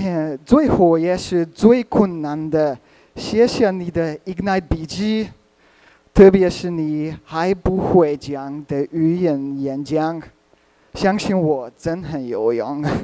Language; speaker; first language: Chinese; non-native, learner; Hungarian